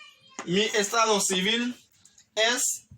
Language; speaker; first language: Spanish; non-native, fluent; Haitian Creole